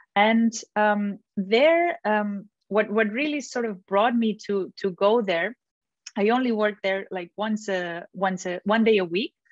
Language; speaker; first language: English; non-native, fluent; Catalan